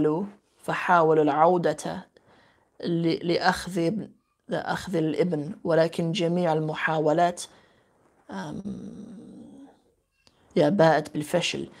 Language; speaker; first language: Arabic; non-native, fluent; English